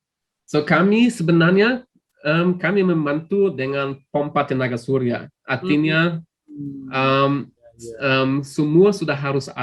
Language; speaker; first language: Indonesian; non-native, fluent; German